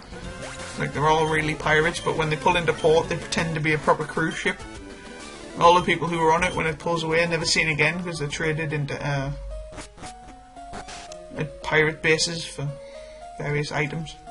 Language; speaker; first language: English; native; English